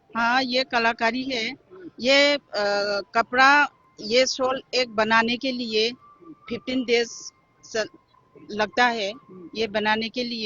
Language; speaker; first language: Hindi; non-native, local second language; Manipuri